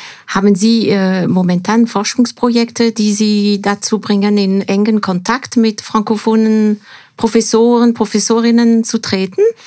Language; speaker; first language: German; non-native, fluent; French